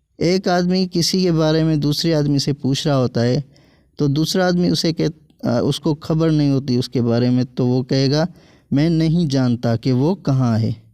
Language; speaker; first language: Urdu; native; Urdu